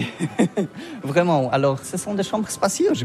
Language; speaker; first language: French; non-native, learner; Polish